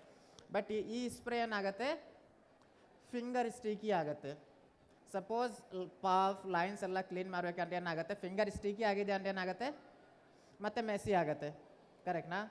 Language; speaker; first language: Kannada; non-native, learner; Bangla